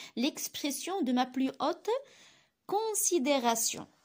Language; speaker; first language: French; non-native, local second language; Arabic